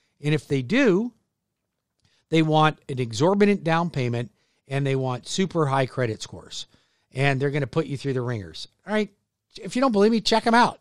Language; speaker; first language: English; native; English